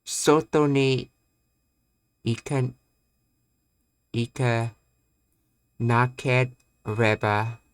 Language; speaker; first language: Japanese; non-native, learner; English